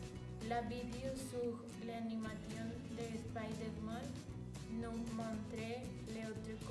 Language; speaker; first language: French; non-native, learner; Spanish